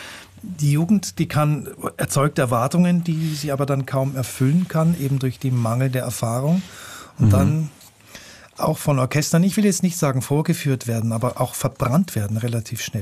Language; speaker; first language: German; native; German